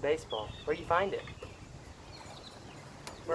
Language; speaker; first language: English; native; English